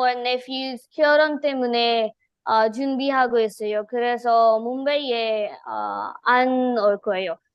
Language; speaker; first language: Korean; non-native, learner; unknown